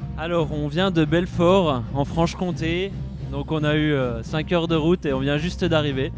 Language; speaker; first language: French; native; French